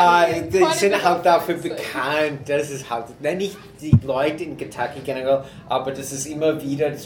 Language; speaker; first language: German; non-native, fluent; English